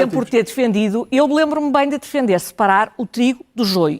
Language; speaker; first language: Portuguese; native; Portuguese